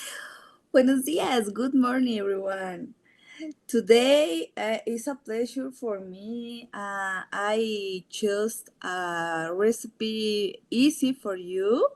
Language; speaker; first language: English; non-native, learner; Spanish